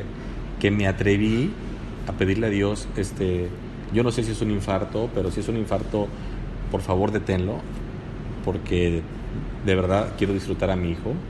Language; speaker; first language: Spanish; native; Spanish